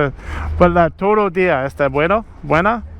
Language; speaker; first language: Spanish; non-native, learner; English